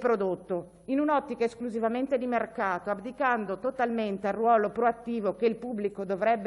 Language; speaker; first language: Italian; native; Italian